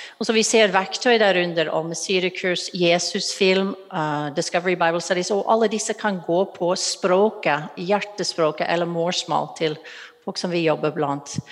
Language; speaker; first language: Norwegian; non-native, fluent; English